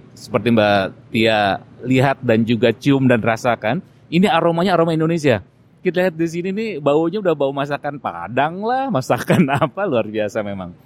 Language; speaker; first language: Indonesian; native; Indonesian